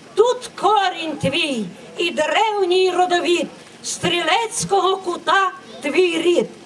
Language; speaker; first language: Ukrainian; native; Ukrainian